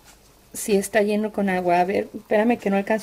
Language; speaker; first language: Spanish; native; Spanish